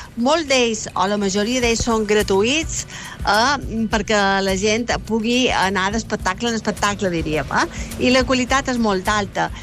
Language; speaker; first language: Catalan; native; Catalan